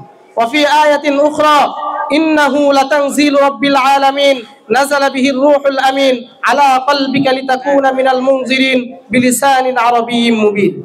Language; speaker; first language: Arabic; non-native, learner; Bangla